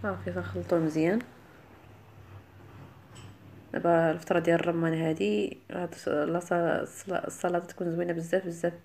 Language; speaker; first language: Arabic; native; Arabic